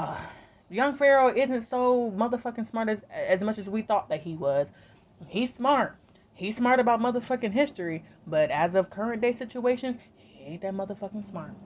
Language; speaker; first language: English; native; English